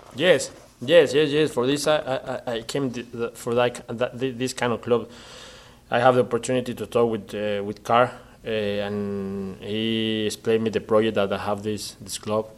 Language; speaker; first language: English; non-native, learner; Spanish